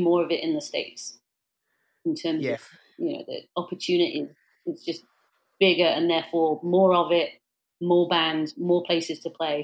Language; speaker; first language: English; native; English